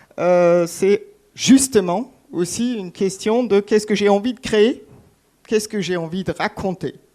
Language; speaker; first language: French; non-native, fluent; German